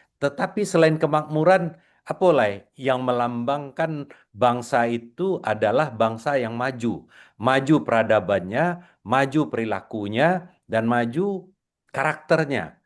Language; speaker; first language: Indonesian; non-native, local second language; Minangkabau